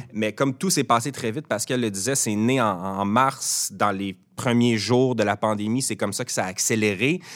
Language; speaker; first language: French; native; French